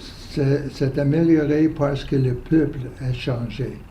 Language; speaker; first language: French; non-native, fluent; English